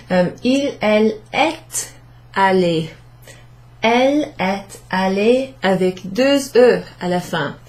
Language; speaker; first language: French; non-native, fluent; English